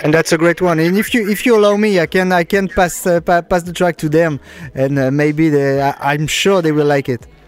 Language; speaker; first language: English; non-native, fluent; French